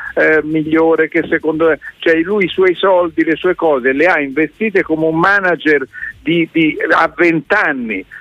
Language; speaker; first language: Italian; native; Italian